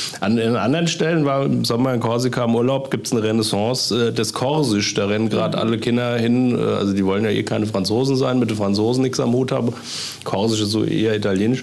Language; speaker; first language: German; native; German